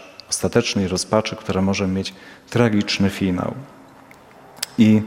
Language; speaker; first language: Polish; native; Polish